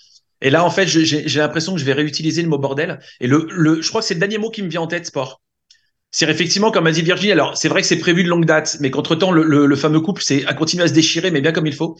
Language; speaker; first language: French; native; French